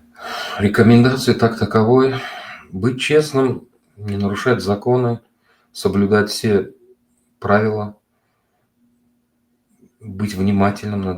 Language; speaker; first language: Russian; non-native, local second language; Uzbek